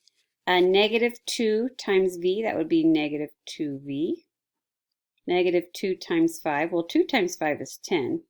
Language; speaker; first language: English; native; English